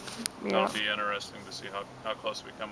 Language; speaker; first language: English; native; English